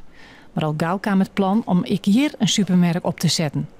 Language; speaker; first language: Dutch; non-native, local second language; Western Frisian